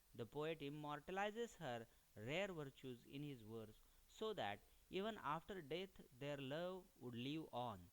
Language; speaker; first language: English; non-native, local second language; Marathi